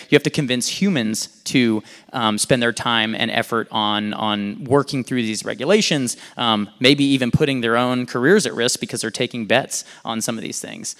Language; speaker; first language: English; native; English